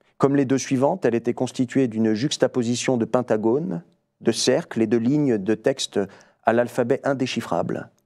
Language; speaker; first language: French; native; French